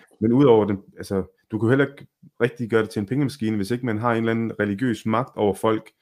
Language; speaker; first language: Danish; early bilingual, other home language; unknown